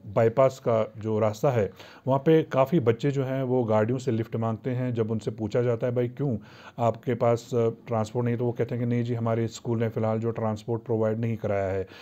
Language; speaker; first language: Hindi; non-native, local second language; Kashmiri